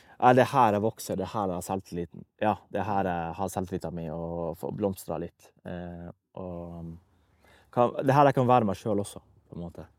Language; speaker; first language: Norwegian; early bilingual, other home language; Persian